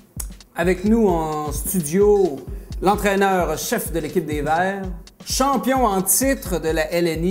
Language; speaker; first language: French; native; French